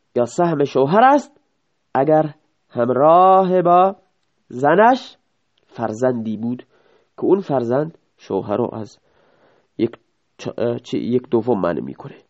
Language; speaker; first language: Persian; native; Persian